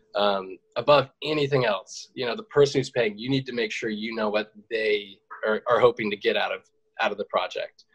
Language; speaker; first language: English; native; English